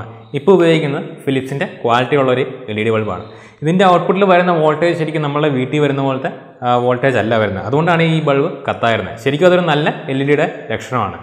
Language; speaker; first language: Malayalam; native; Malayalam